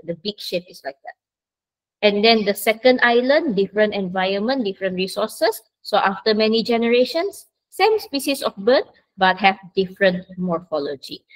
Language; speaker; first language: English; non-native, local second language; Malay